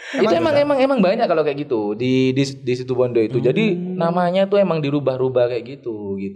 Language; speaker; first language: Indonesian; non-native, local second language; Madurese